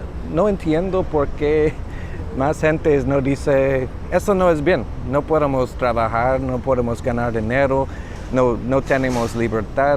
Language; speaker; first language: Spanish; non-native, learner; English